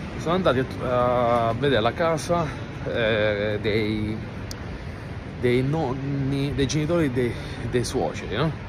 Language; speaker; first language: Italian; native; Italian